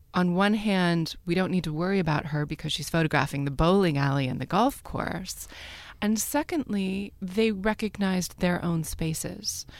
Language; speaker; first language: English; native; English